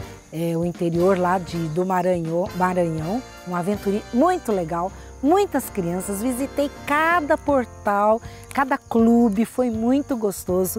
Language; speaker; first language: Portuguese; native; Portuguese